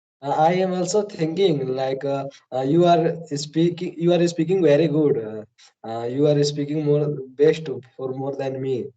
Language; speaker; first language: English; non-native, learner; Hindi